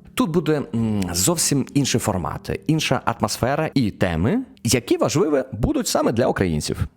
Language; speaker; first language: Ukrainian; non-native, local second language; Russian